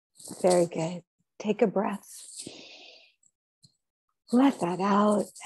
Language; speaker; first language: English; native; English